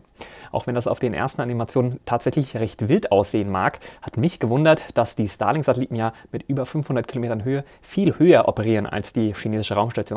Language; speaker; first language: German; native; German